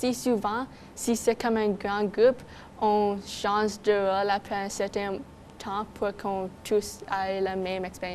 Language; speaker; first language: French; non-native, local second language; English